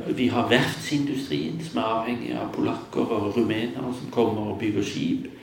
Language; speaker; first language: Norwegian; native; Norwegian